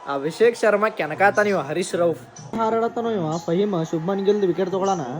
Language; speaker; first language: Kannada; native; Kannada